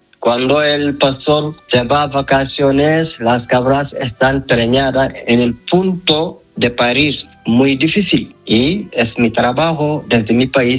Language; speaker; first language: Spanish; non-native, learner; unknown